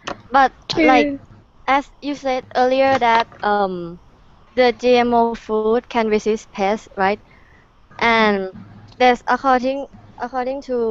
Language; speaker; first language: English; non-native, fluent; Thai